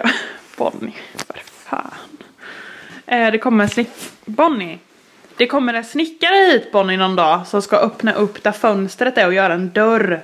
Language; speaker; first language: Swedish; native; Swedish